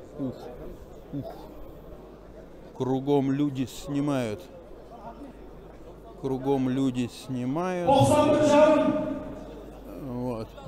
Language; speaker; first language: Russian; native; Russian